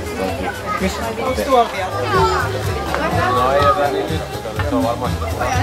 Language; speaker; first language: Finnish; native; Finnish